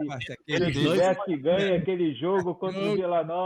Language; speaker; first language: Portuguese; native; Portuguese